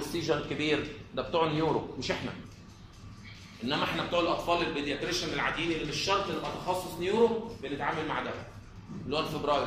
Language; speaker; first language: Arabic; native; Arabic